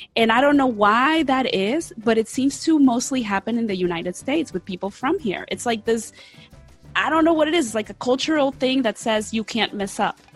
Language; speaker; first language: English; early bilingual, other home language; Spanish